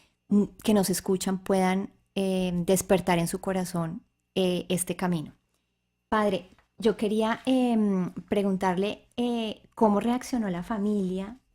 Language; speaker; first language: Spanish; native; Spanish